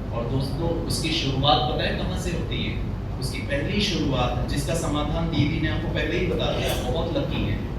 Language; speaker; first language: Hindi; non-native, local second language; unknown